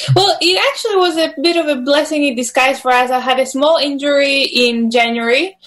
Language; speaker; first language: English; non-native, fluent; Greek